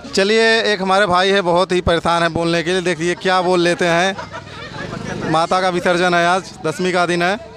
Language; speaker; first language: Hindi; native; Hindi